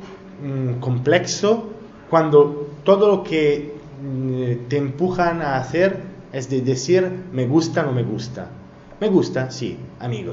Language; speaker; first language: Spanish; non-native, learner; Italian